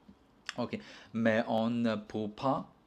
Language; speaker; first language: French; non-native, learner; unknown